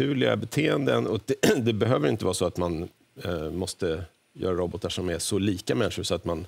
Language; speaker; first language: Swedish; native; Swedish